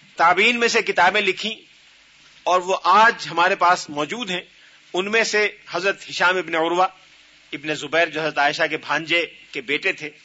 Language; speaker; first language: Urdu; native; Urdu